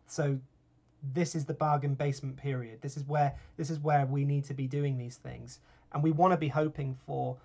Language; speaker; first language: English; native; English